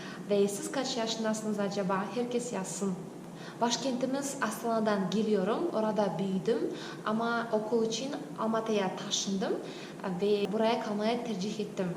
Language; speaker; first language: Turkish; non-native, fluent; Kazakh